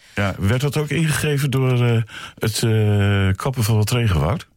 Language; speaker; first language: Dutch; native; Dutch